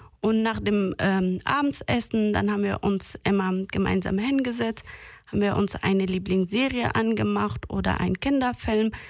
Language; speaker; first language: German; non-native, fluent; Persian